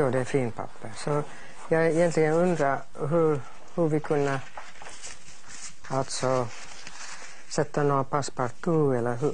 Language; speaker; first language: Swedish; non-native, fluent; English